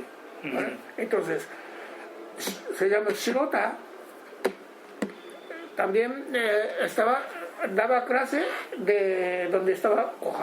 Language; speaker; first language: Spanish; non-native, learner; Japanese